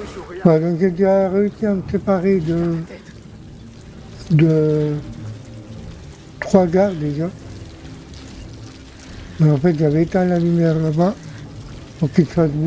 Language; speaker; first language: French; native; French